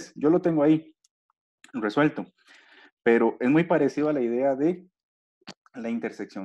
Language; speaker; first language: Spanish; native; Spanish